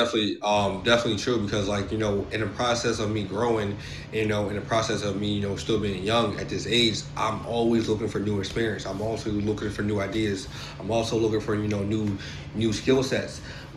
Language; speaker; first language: English; native; English